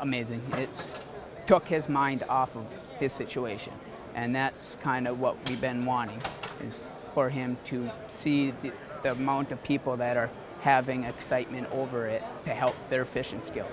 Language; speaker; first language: English; native; English